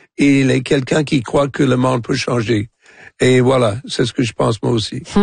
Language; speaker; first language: French; non-native, local second language; English